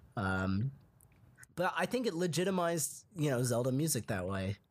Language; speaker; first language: English; early bilingual, other home language; Hindi